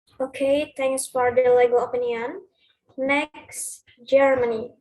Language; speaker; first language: English; non-native, learner; Indonesian